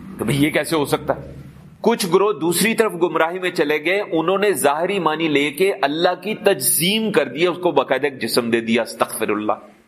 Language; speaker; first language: Urdu; non-native, local second language; Punjabi